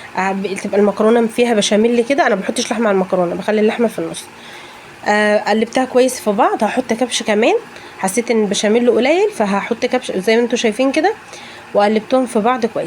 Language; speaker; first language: Arabic; native; Arabic